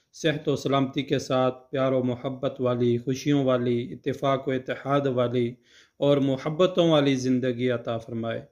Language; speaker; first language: Urdu; native; Urdu